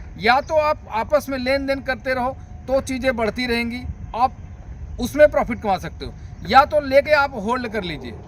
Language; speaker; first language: Hindi; native; Hindi